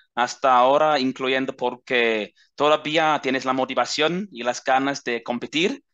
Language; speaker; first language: Spanish; non-native, fluent; English